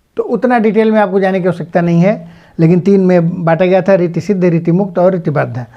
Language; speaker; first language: Hindi; native; Hindi